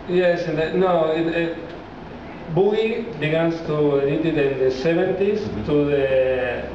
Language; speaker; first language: English; non-native, learner; Spanish